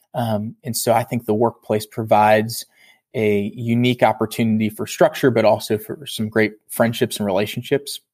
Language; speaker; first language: English; native; English